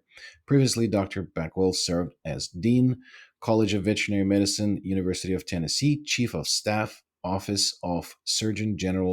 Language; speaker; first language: English; non-native, fluent; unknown